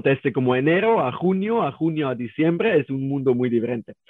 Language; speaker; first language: Spanish; non-native, learner; German